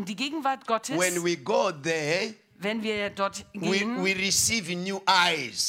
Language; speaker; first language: German; non-native, learner; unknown